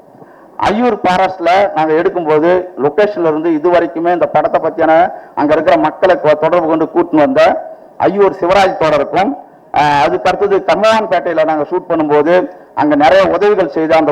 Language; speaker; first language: Tamil; native; Tamil